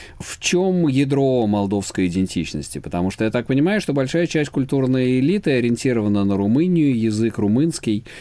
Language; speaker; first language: Russian; native; Russian